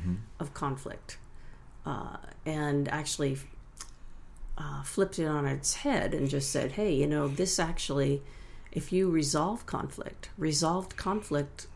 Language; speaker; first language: English; native; English